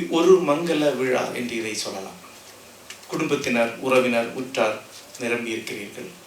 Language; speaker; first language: Tamil; non-native, local second language; Malayalam